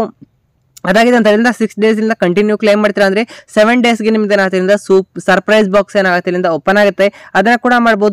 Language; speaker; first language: Kannada; native; Kannada